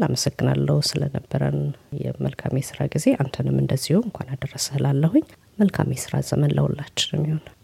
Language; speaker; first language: Amharic; native; Amharic